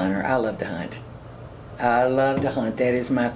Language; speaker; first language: English; native; English